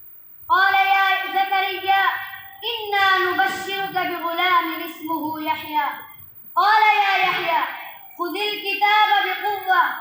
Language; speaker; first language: Arabic; non-native, learner; Urdu